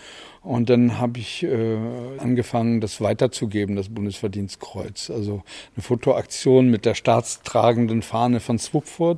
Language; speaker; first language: German; native; German